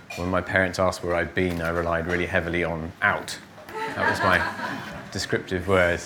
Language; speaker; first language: English; native; English